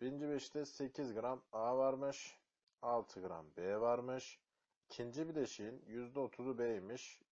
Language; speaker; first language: Turkish; native; Turkish